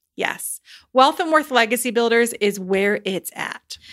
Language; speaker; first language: English; native; English